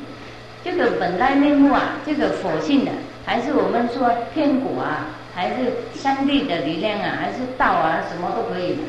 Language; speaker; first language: Chinese; non-native, fluent; Vietnamese